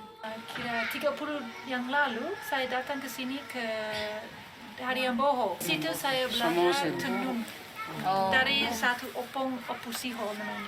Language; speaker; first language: Indonesian; non-native, fluent; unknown